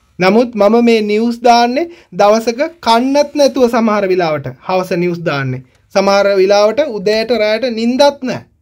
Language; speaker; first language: Sinhala; non-native, local second language; Tamil